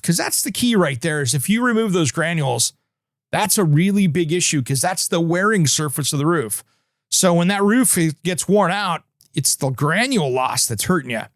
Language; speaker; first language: English; native; English